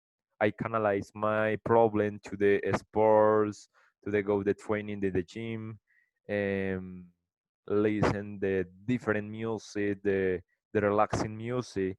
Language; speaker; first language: English; non-native, learner; Spanish